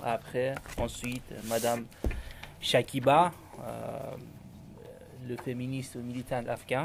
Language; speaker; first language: French; non-native, learner; Persian